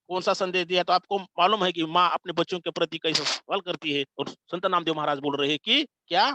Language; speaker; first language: Hindi; non-native, local second language; Marathi